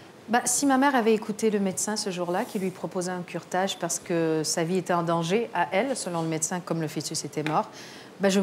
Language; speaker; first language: French; native; French